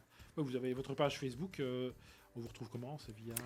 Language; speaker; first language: French; native; French